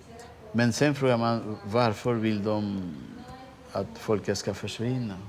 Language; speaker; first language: Swedish; early bilingual, heritage; Swedish